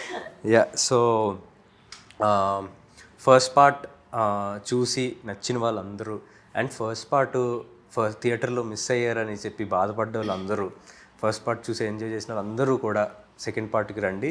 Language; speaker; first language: Telugu; native; Telugu